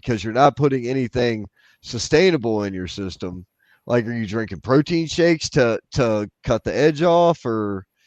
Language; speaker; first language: English; native; English